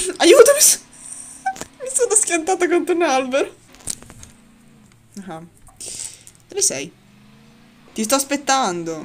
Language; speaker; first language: Italian; native; Italian